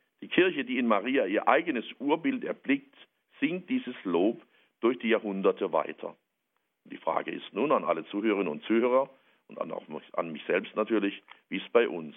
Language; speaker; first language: German; native; German